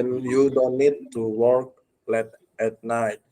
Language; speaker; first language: English; non-native, learner; Indonesian